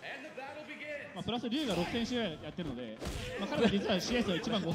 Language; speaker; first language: Japanese; native; Japanese